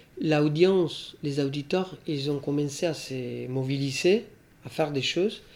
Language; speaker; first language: French; non-native, fluent; Spanish